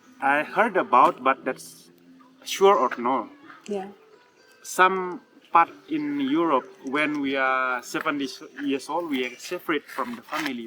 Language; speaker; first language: English; non-native, learner; Indonesian